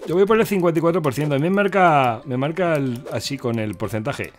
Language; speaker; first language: Spanish; native; Spanish